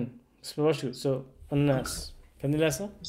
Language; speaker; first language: Swedish; non-native, learner; Urdu